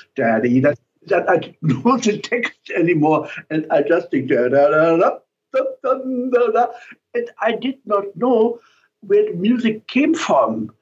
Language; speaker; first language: English; non-native, fluent; German